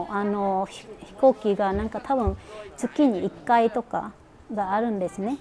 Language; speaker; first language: Japanese; non-native, fluent; Vietnamese